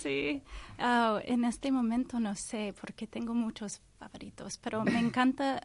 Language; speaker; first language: Spanish; non-native, learner; English